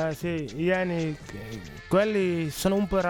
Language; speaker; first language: Italian; non-native, learner; Wolof